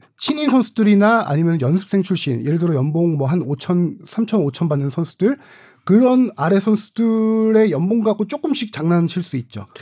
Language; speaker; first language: Korean; native; Korean